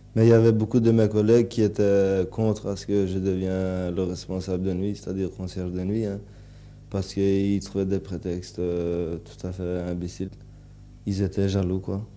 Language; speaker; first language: French; early bilingual, other home language; Turkish